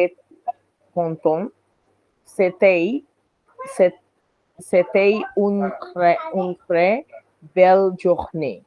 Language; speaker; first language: French; non-native, learner; Bangla